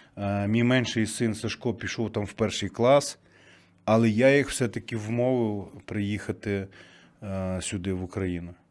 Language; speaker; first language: Ukrainian; native; Ukrainian